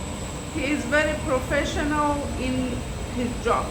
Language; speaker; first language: English; non-native, fluent; Persian